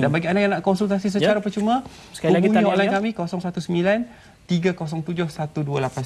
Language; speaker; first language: Malay; native; Malay